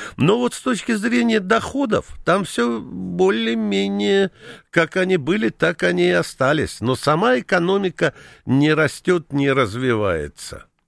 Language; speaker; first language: Russian; native; Russian